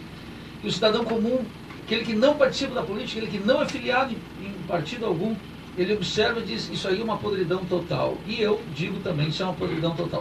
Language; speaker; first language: Portuguese; native; Portuguese